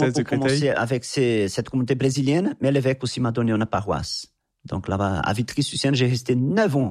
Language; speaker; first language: French; non-native, fluent; Portuguese